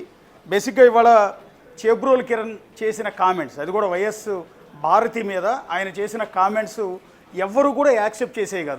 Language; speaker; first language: Telugu; native; Telugu